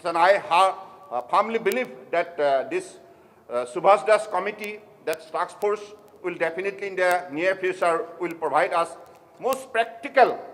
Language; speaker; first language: English; non-native, local second language; Assamese